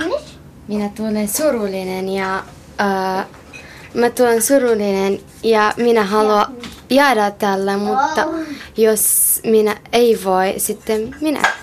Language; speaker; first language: Finnish; non-native, learner; Arabic